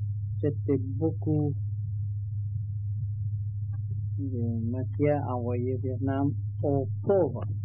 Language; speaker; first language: French; non-native, learner; Vietnamese